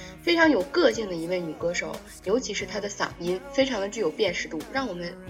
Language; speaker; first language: Chinese; native; Chinese